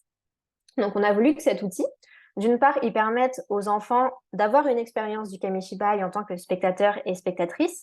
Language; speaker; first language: French; native; French